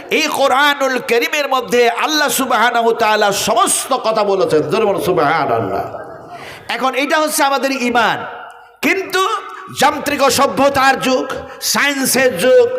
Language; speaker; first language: Bangla; non-native, local second language; Urdu